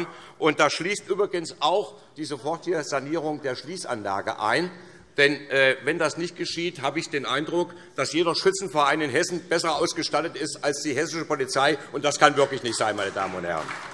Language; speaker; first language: German; native; German